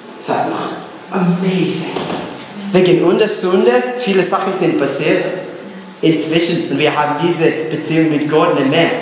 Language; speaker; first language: German; non-native, fluent; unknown